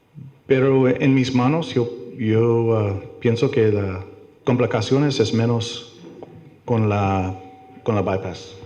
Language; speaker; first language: Spanish; non-native, learner; English